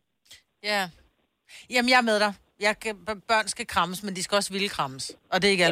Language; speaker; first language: Danish; native; Danish